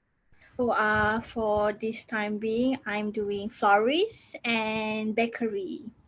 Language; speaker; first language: English; non-native, local second language; Malay